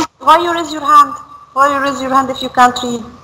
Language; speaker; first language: English; non-native, learner; Arabic